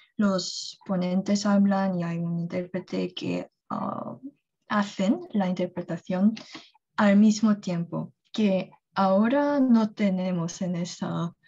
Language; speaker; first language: Spanish; non-native, fluent; Korean